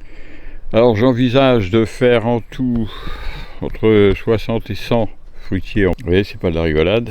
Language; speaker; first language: French; native; French